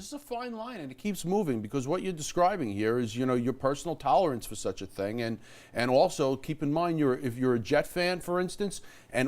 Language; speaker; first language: English; native; English